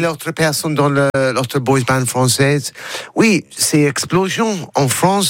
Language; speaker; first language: French; non-native, learner; English